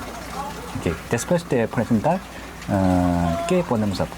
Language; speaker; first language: Spanish; non-native, learner; Korean